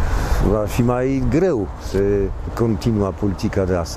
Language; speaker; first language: Romanian; non-native, fluent; Polish